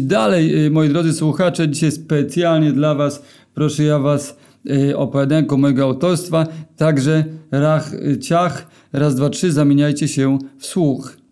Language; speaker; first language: Polish; native; Polish